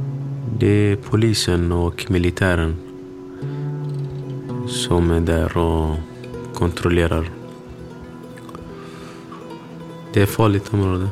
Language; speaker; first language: Swedish; early bilingual, other home language; Kurdish